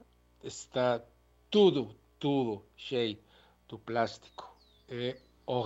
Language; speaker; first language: Portuguese; non-native, learner; Spanish